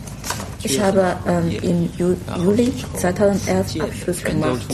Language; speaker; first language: German; non-native, fluent; Chinese